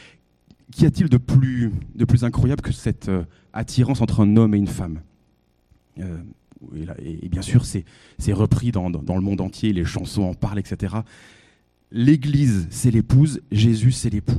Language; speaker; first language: French; native; French